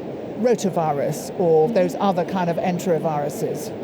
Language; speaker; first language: English; native; English